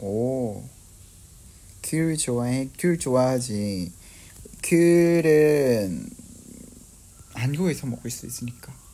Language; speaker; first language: Korean; non-native, fluent; Vietnamese